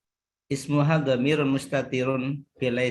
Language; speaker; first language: Arabic; non-native, learner; Indonesian